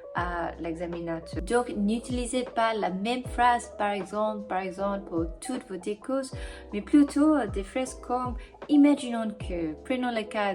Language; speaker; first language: French; non-native, fluent; English